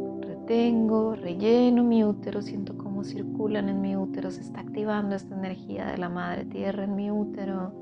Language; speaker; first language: Spanish; native; Spanish